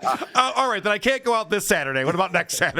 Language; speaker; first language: English; native; English